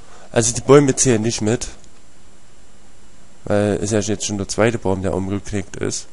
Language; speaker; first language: German; native; German